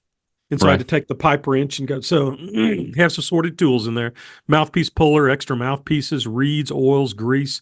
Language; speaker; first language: English; native; English